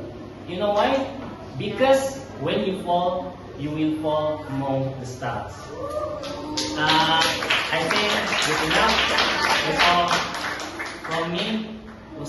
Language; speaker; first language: English; non-native, learner; Indonesian